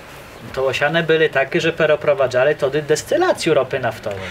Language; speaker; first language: Polish; non-native, local second language; Rusyn